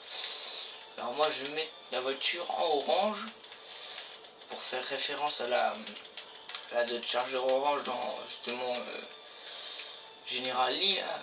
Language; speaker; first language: French; native; French